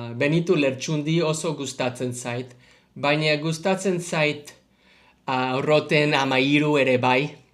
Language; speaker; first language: Basque; non-native, learner; English